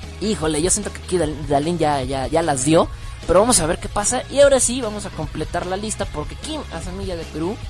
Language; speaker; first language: Spanish; native; Spanish